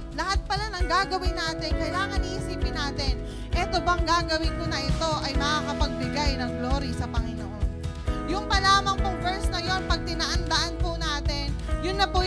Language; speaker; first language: Filipino; native; Filipino